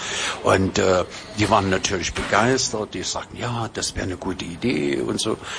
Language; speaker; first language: German; native; German